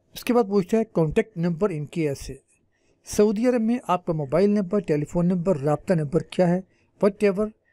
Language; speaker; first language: Urdu; native; Urdu